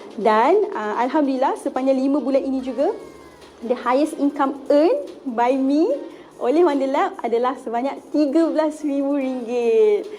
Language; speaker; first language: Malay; native; Malay